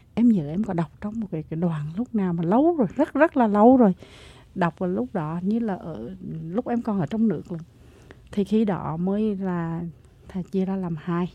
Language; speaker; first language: Vietnamese; native; Vietnamese